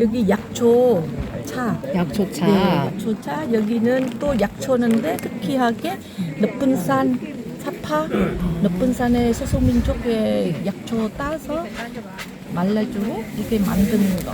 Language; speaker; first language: Korean; non-native, fluent; Vietnamese